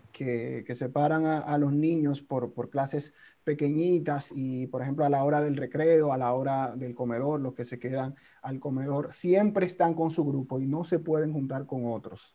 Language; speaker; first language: Spanish; native; Spanish